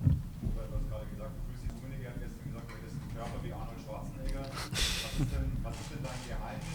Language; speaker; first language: German; native; German